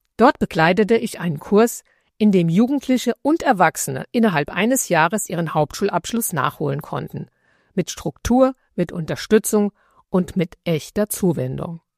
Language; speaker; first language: German; early bilingual, other home language; Italian